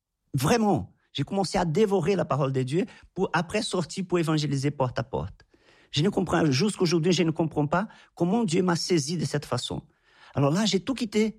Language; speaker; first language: French; non-native, fluent; Portuguese